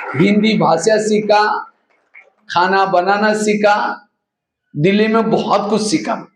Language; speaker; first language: Hindi; non-native, local second language; Marathi